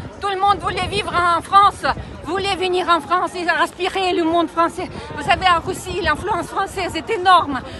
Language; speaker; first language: French; non-native, fluent; Russian